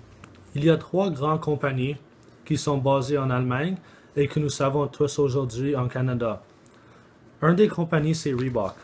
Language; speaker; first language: French; non-native, learner; English